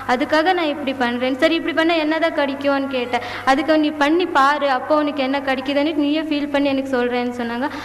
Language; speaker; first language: Tamil; non-native, local second language; Kannada